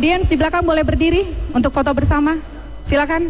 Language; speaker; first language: Indonesian; native; Indonesian